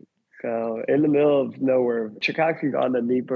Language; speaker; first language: English; native; English